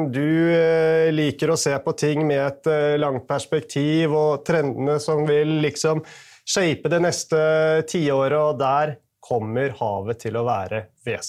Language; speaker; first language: Norwegian; native; Norwegian